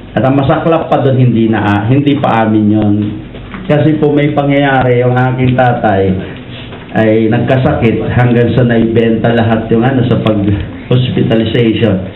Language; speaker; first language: Filipino; non-native, local second language; Iloko